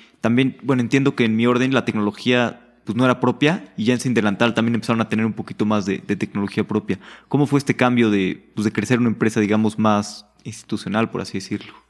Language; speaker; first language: Spanish; native; Spanish